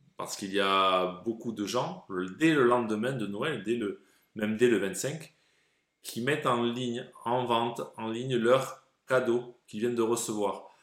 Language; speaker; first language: French; native; French